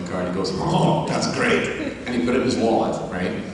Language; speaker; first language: English; native; English